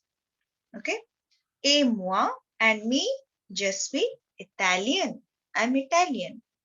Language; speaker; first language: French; non-native, learner; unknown